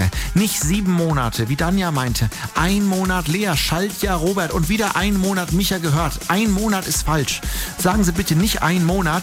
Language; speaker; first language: German; native; German